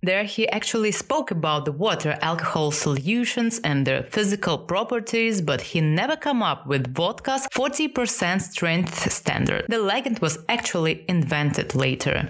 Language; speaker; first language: English; non-native, fluent; Russian